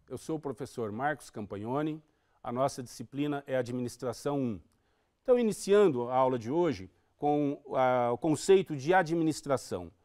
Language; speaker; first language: Portuguese; native; Portuguese